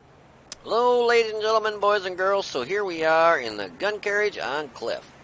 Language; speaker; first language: English; native; English